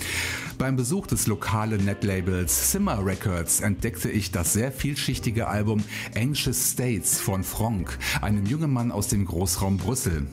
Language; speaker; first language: German; native; German